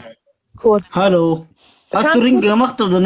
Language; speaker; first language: German; non-native, learner; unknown